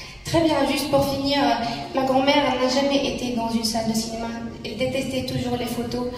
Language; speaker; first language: French; non-native, local second language; Arabic